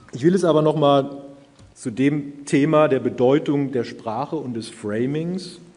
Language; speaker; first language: German; native; German